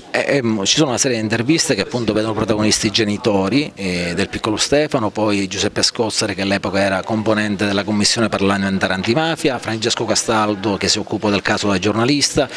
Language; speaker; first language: Italian; native; Italian